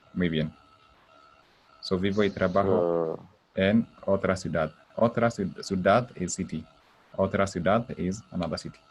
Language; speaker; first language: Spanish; non-native, fluent; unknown